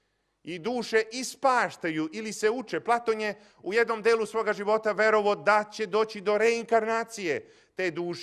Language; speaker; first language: Croatian; native; Croatian